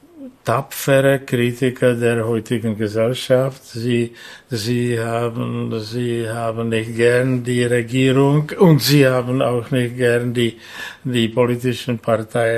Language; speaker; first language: German; non-native, fluent; Czech